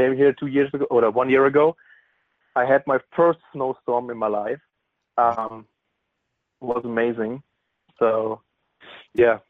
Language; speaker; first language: English; non-native, fluent; German